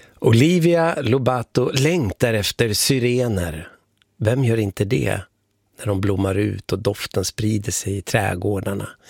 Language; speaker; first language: Swedish; native; Swedish